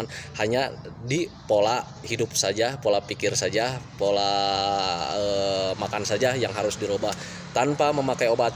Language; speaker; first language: Indonesian; native; Indonesian